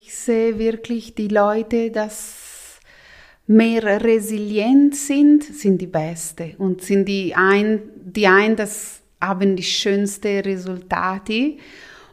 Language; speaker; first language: German; non-native, local second language; Italian